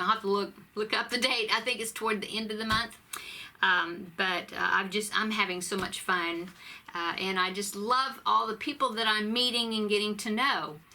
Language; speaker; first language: English; native; English